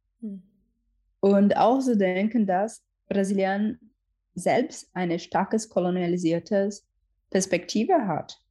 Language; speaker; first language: German; non-native, learner; Portuguese